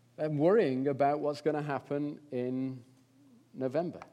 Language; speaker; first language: English; native; English